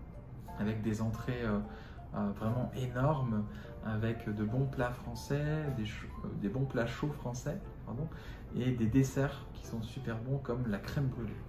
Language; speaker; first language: French; non-native, fluent; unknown